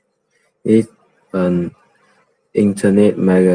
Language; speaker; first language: English; non-native, learner; Vietnamese